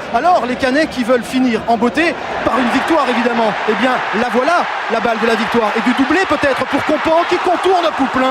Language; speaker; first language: French; native; French